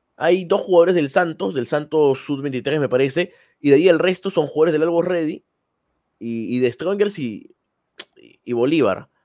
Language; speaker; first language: Spanish; native; Spanish